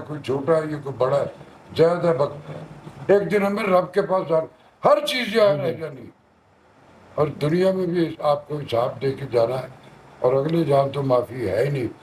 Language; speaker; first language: Urdu; non-native, local second language; Punjabi